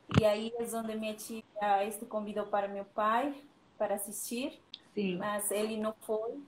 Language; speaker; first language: Portuguese; non-native, learner; Spanish